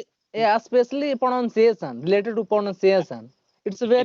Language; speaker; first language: English; non-native, learner; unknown